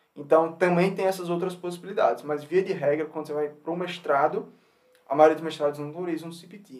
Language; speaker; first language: Portuguese; native; Portuguese